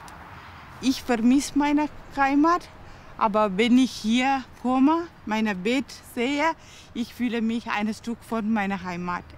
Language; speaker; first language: German; non-native, learner; Tamil